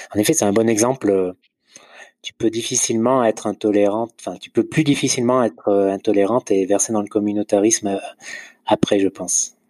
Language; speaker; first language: French; native; French